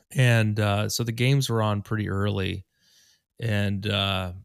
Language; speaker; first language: English; native; English